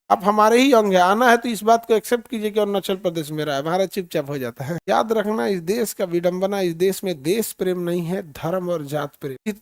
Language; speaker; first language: Hindi; native; Hindi